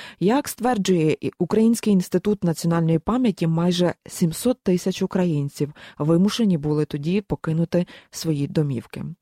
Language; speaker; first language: Ukrainian; native; Ukrainian